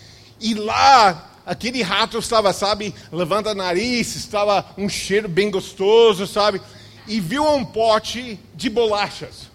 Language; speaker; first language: Portuguese; non-native, fluent; English